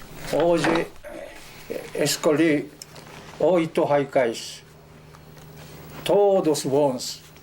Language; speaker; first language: Portuguese; non-native, fluent; Japanese